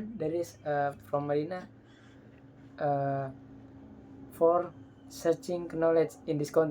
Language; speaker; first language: English; non-native, learner; Indonesian